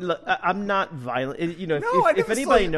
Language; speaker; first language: English; native; English